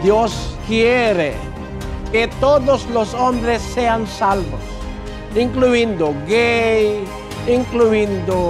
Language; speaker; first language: Spanish; non-native, learner; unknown